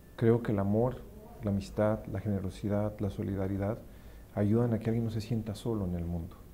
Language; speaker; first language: Spanish; native; Spanish